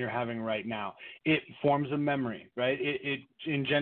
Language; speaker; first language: English; native; English